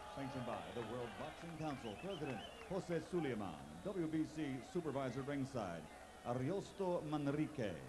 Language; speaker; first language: English; native; English